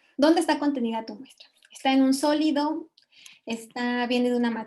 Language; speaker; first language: Spanish; native; Spanish